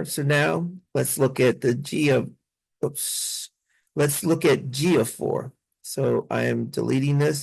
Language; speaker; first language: English; native; English